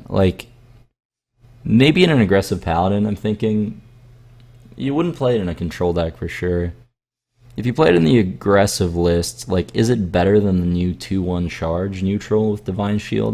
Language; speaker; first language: English; native; English